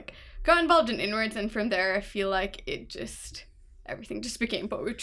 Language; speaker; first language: English; non-native, local second language; Urdu